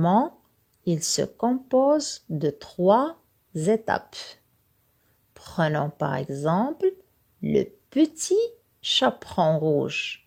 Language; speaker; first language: French; non-native, local second language; Arabic